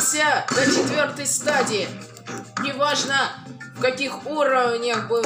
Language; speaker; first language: Russian; native; Russian